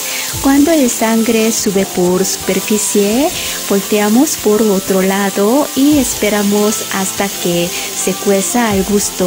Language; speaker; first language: Spanish; non-native, learner; Korean